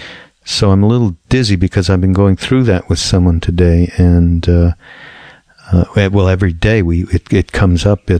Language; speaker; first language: English; native; English